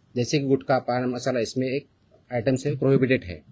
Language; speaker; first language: Hindi; non-native, local second language; Marathi